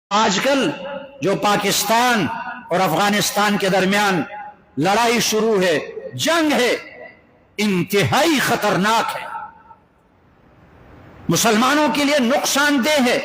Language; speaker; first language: Urdu; non-native, local second language; Northern Hindko